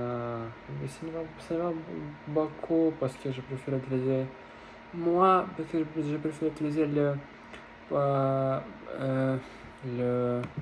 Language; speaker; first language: French; non-native, learner; Russian